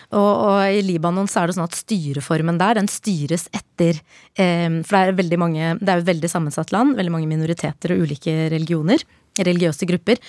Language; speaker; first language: Norwegian; early bilingual, other home language; Arabic